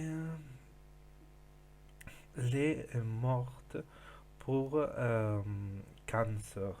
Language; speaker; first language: French; non-native, learner; Spanish